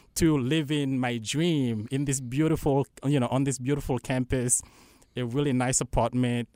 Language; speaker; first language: English; non-native, fluent; Haitian Creole